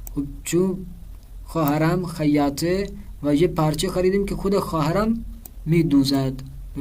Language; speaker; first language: Persian; non-native, fluent; Urdu